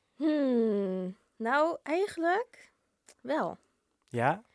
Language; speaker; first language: Dutch; early bilingual, other home language; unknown